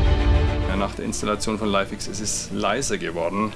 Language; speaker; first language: German; native; German